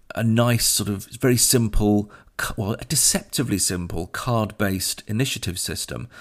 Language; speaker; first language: English; native; English